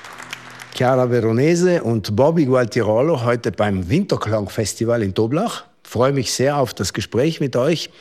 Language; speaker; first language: German; native; German